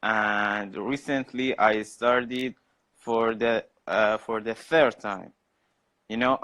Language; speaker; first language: English; non-native, learner; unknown